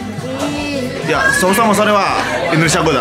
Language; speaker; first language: Japanese; non-native, fluent; Indonesian